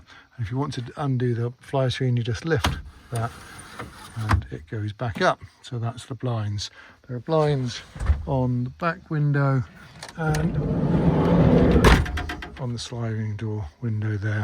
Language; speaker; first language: English; native; English